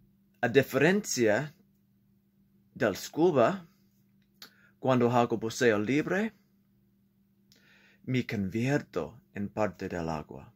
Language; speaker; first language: Spanish; non-native, learner; English